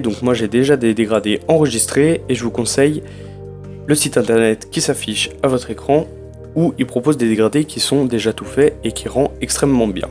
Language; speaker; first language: French; native; French